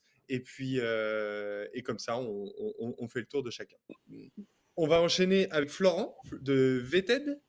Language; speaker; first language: French; native; French